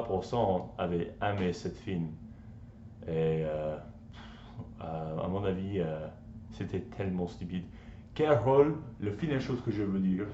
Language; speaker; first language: French; non-native, learner; English